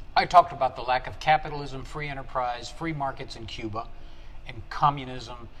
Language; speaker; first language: English; early bilingual, other home language; Spanish